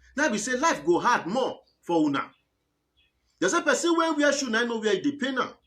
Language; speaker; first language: Nigerian Pidgin; native; Nigerian Pidgin